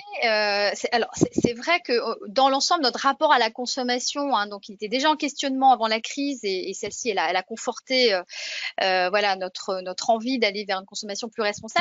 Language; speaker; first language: French; native; French